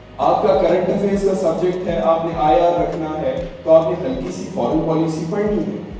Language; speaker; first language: Urdu; non-native, local second language; Pahari-Potwari